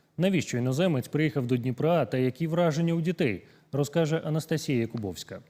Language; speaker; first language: Ukrainian; native; Ukrainian